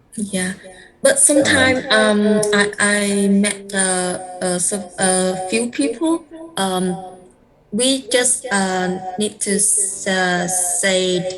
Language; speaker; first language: English; non-native, learner; Vietnamese